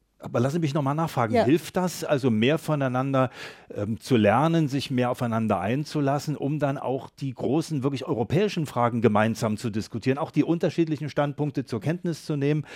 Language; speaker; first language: German; native; German